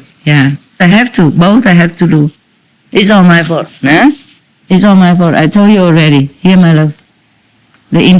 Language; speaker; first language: English; non-native, fluent; Vietnamese